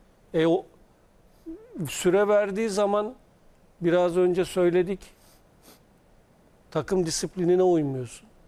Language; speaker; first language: Turkish; native; Turkish